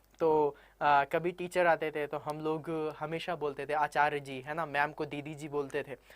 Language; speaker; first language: Hindi; native; Hindi